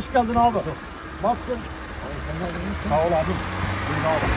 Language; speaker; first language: Turkish; native; Turkish